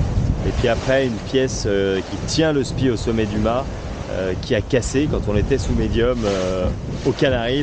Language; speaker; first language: French; native; French